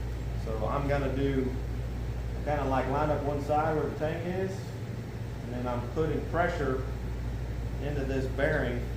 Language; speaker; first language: English; native; English